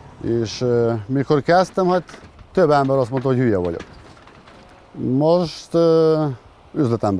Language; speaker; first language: Hungarian; non-native, local second language; Ukrainian